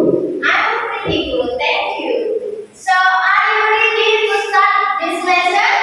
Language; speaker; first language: English; non-native, learner; Indonesian